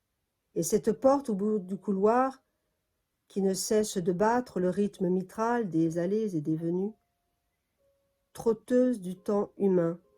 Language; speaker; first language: French; native; French